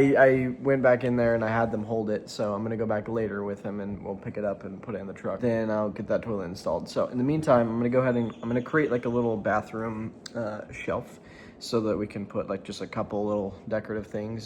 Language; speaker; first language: English; native; English